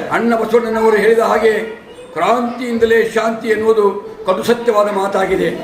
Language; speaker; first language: Kannada; non-native, local second language; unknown